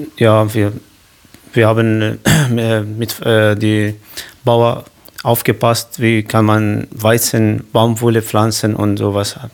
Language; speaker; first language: German; non-native, learner; Kurdish